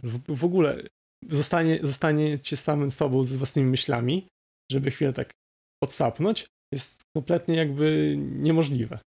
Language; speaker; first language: Polish; native; Polish